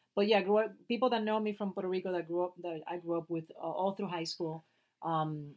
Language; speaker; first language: English; non-native, fluent; Spanish